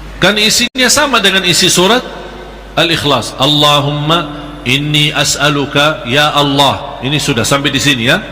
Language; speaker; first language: Malay; non-native, fluent; Arabic